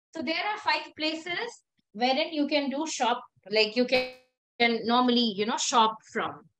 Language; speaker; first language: English; non-native, local second language; Hindi